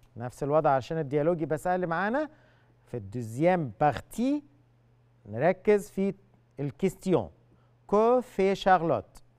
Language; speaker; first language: French; non-native, fluent; Arabic